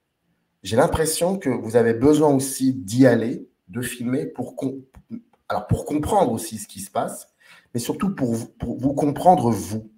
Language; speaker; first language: French; native; French